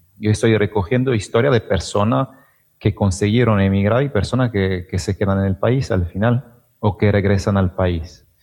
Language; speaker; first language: Spanish; non-native, fluent; Italian